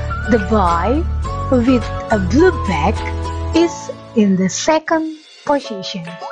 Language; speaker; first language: English; non-native, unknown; Indonesian